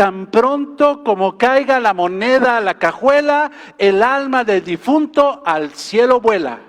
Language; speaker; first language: Spanish; native; Spanish